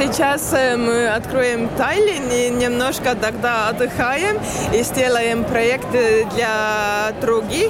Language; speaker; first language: Russian; non-native, learner; Estonian